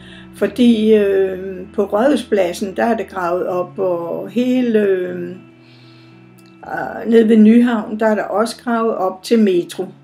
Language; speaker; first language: Danish; native; Danish